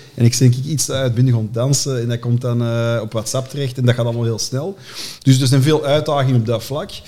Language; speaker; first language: Dutch; native; Dutch